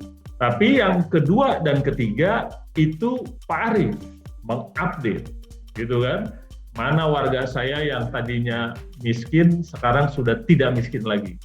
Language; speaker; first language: Indonesian; native; Indonesian